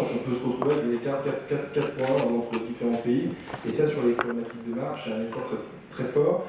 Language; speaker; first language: French; native; French